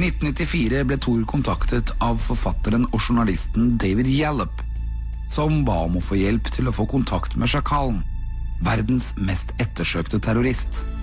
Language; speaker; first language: Norwegian; native; Norwegian